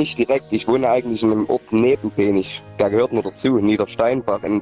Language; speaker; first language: German; native; German